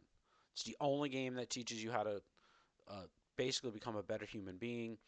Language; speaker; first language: English; native; English